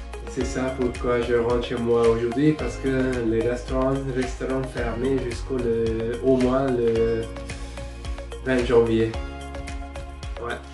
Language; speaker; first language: French; non-native, fluent; Hungarian